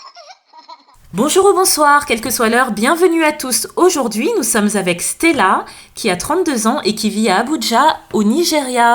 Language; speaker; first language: French; native; French